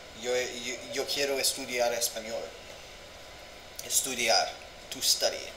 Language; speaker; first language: Spanish; non-native, learner; English